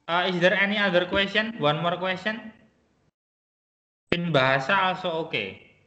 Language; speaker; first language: English; non-native, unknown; Indonesian